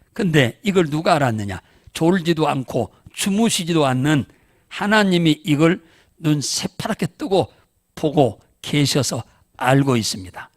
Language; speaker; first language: Korean; native; Korean